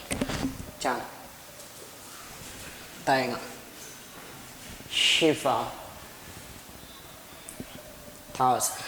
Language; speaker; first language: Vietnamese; non-native, learner; Hindi